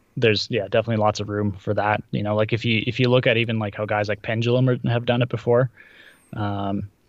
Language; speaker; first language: English; early bilingual, other home language; Russian